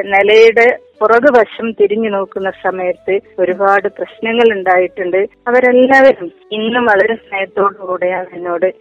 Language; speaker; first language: Malayalam; native; Malayalam